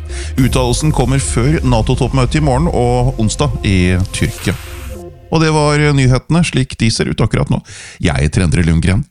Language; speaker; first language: Norwegian; native; Norwegian